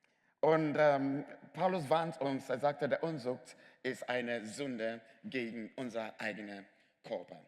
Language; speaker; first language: German; non-native, fluent; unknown